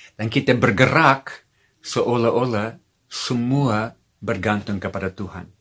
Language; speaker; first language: Indonesian; non-native, fluent; English